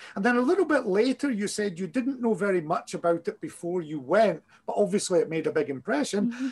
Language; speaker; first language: English; non-native, fluent; Portuguese